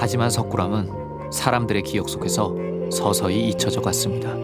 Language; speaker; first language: Korean; native; Korean